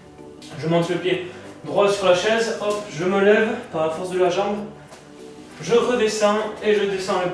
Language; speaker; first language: French; native; French